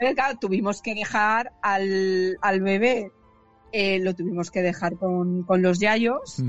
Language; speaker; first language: Spanish; native; Spanish